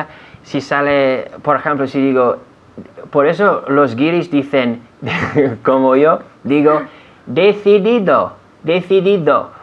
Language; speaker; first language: Spanish; non-native, fluent; English